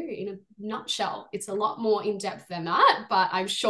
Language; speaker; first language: English; native; English